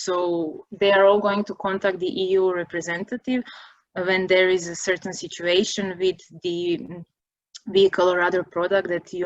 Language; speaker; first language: English; non-native, fluent; Croatian